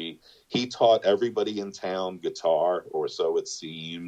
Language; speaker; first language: English; native; English